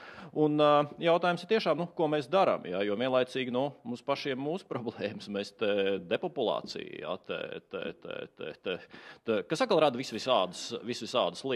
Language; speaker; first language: Latvian; native; Latvian